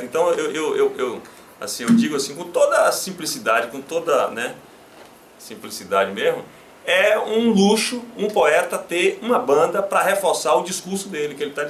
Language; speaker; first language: Portuguese; native; Portuguese